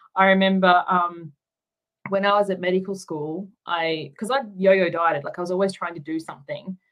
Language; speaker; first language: English; native; English